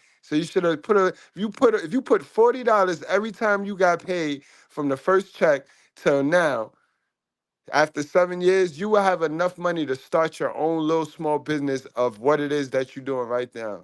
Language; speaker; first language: English; native; English